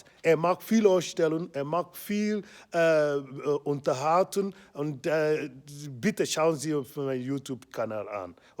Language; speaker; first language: German; non-native, fluent; Igbo